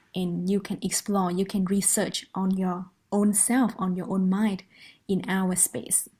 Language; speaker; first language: English; non-native, fluent; Vietnamese